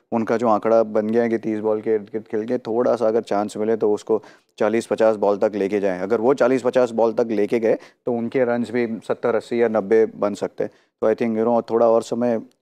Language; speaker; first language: Hindi; non-native, local second language; Gujarati